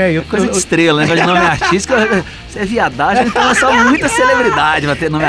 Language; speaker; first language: Portuguese; native; Portuguese